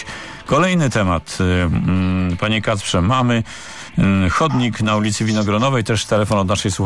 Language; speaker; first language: Polish; native; Polish